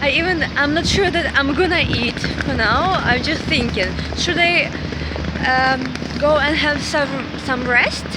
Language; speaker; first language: English; non-native, learner; Russian